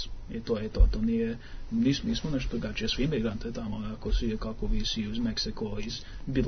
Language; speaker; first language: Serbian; early bilingual, heritage; English